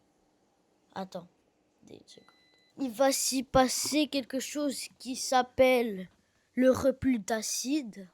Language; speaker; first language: French; non-native, learner; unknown